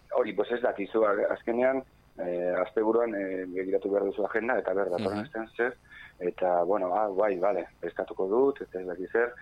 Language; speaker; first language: Basque; non-native, local second language; Spanish